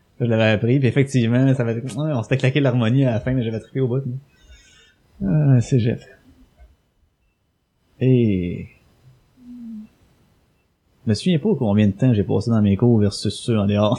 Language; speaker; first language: French; native; French